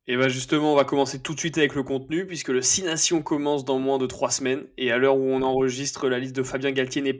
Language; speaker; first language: French; native; French